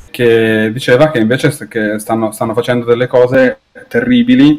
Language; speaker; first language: Italian; native; Italian